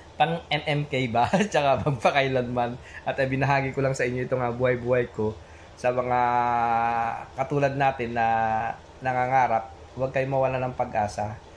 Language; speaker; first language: Filipino; non-native, local second language; Pampanga